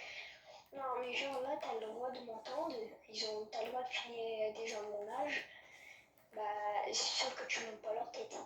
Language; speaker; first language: French; native; French